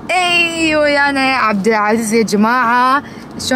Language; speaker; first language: Arabic; native; Arabic